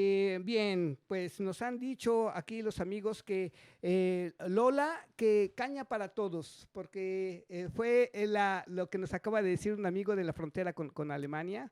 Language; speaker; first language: Spanish; native; Spanish